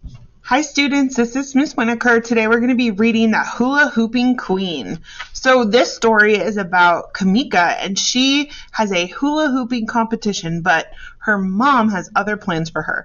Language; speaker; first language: English; native; English